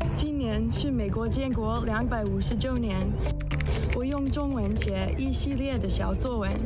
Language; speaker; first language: Chinese; non-native, fluent; English